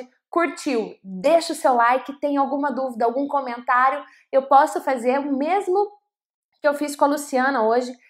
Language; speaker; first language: Portuguese; native; Portuguese